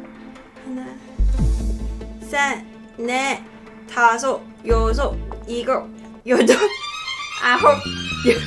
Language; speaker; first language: Korean; non-native, learner; Cantonese